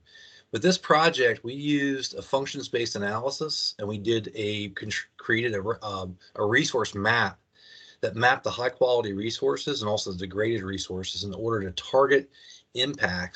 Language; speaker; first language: English; native; English